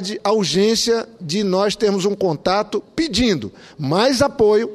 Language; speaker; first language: Portuguese; native; Portuguese